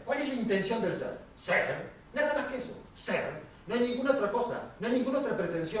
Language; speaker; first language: Spanish; native; Spanish